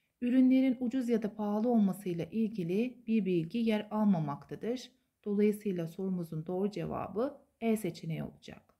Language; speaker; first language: Turkish; native; Turkish